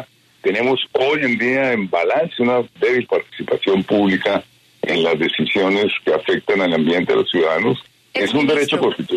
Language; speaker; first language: Spanish; native; Spanish